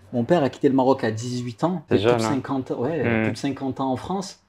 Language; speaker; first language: French; native; French